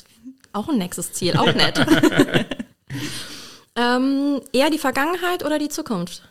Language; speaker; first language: German; native; German